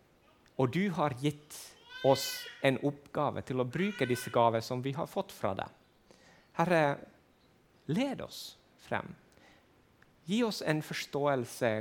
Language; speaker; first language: Swedish; non-native, fluent; Finnish